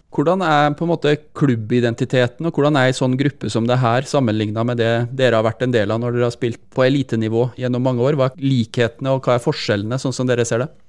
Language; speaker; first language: Norwegian; native; Norwegian